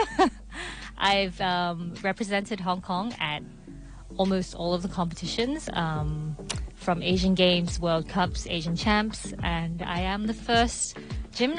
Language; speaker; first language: English; native; English